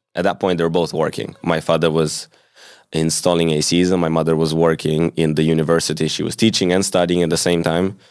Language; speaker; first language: English; early bilingual, other home language; Hebrew